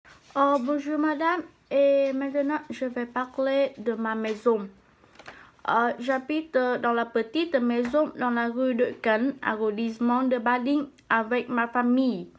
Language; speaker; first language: French; non-native, learner; Vietnamese